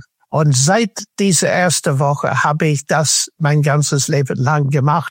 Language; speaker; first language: German; non-native, fluent; English